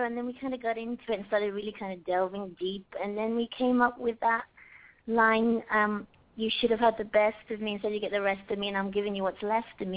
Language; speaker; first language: English; native; English